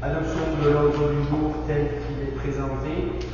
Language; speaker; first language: French; native; French